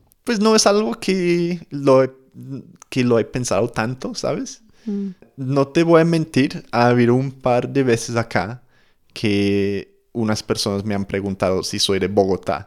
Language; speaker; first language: Spanish; non-native, fluent; English